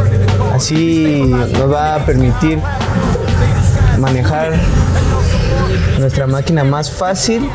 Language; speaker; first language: Spanish; native; Spanish